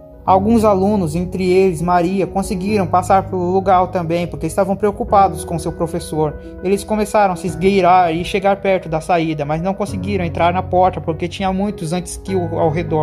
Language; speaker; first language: Portuguese; native; Portuguese